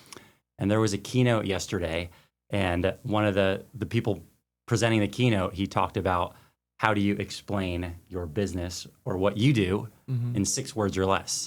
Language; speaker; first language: English; native; English